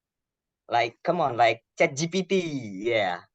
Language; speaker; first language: English; non-native, learner; Indonesian